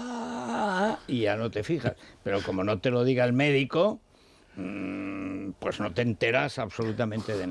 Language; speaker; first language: Spanish; native; Spanish